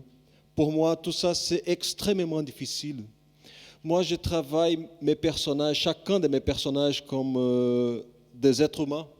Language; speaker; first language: French; non-native, fluent; Portuguese